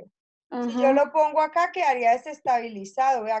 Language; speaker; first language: Spanish; native; Spanish